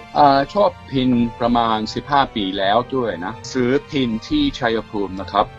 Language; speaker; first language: Thai; non-native, fluent; English